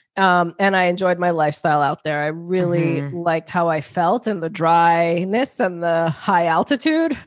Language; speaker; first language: English; native; English